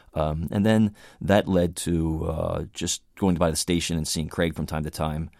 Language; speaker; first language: English; native; English